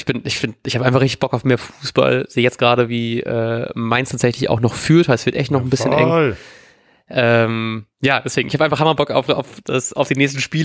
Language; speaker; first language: German; native; German